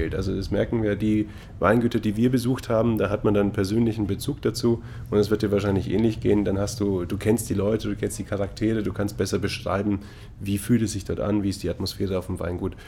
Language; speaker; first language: German; non-native, fluent; Italian